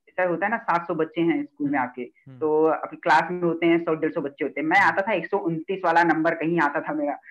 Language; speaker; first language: Hindi; native; Hindi